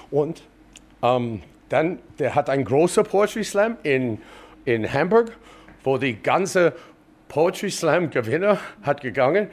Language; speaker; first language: German; non-native, learner; English